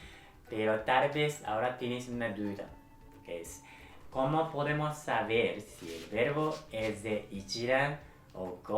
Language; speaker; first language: Spanish; non-native, fluent; Japanese